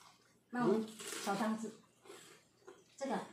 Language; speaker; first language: Chinese; non-native, fluent; Indonesian